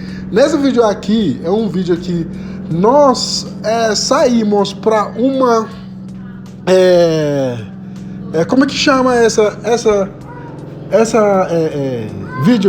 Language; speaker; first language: Portuguese; non-native, fluent; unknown